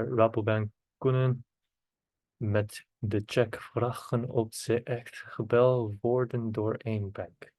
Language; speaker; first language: Dutch; non-native, learner; Korean